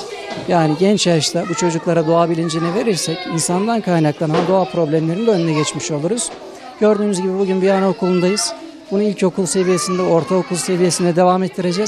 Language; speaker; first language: Turkish; native; Turkish